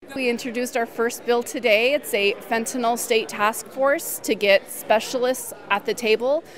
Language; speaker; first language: English; native; English